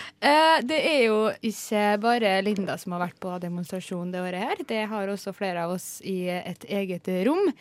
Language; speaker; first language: Norwegian; native; Norwegian